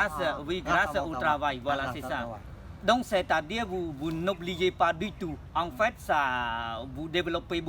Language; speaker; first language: French; non-native, fluent; Khmer